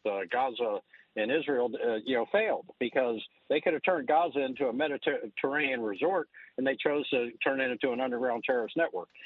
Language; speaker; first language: English; native; English